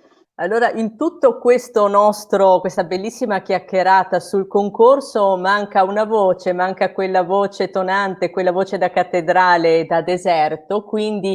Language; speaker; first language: Italian; native; Italian